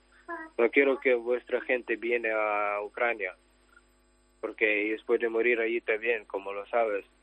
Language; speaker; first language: Spanish; non-native, learner; Ukrainian